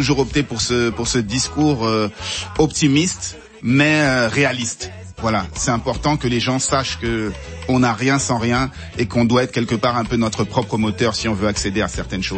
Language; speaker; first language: French; native; French